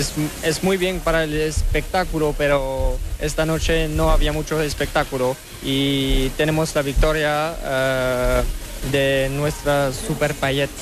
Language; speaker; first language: Spanish; non-native, learner; French